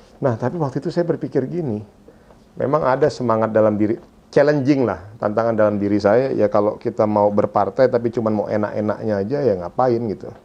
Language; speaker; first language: Indonesian; native; Indonesian